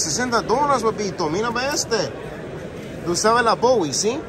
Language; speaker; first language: Spanish; early bilingual, heritage; English